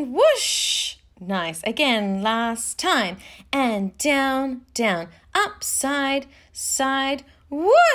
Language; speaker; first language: English; native; English